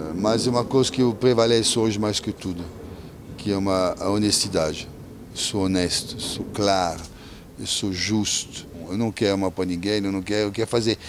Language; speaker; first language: Portuguese; non-native, fluent; French